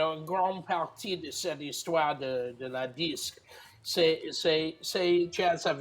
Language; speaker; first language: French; non-native, learner; English